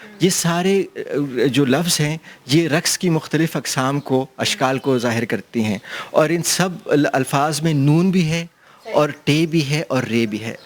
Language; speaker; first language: Urdu; non-native, local second language; Pashto